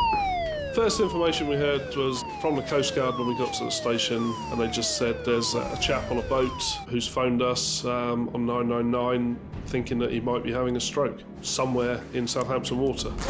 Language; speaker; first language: English; native; English